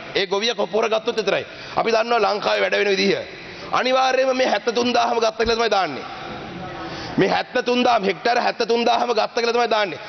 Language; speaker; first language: Sinhala; non-native, local second language; Tamil